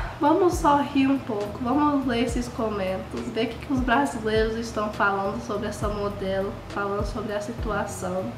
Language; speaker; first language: Portuguese; early bilingual, heritage; Portuguese